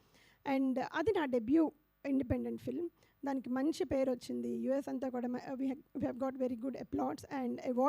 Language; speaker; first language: Telugu; native; Telugu